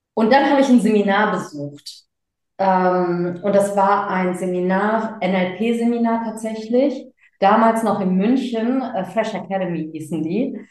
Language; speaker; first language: German; early bilingual, other home language; Tamil